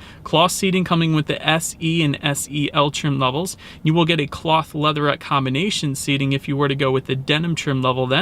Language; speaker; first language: English; native; English